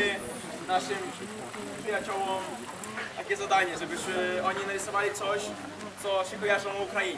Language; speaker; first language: Polish; non-native, learner; Ukrainian